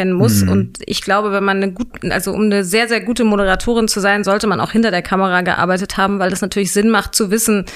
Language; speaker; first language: German; native; German